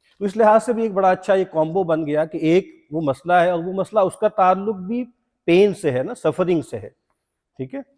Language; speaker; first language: Urdu; non-native, local second language; Punjabi